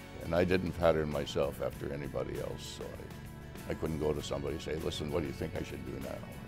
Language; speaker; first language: English; native; English